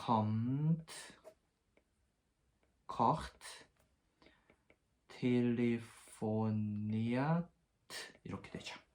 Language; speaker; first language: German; non-native, fluent; Korean